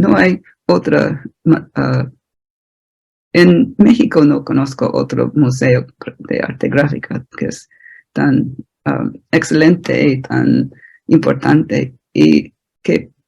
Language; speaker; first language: Spanish; non-native, fluent; English